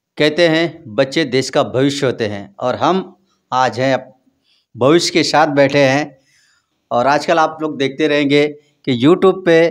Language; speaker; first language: Hindi; native; Hindi